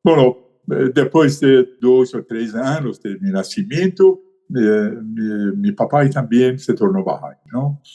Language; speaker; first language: Portuguese; non-native, learner; Persian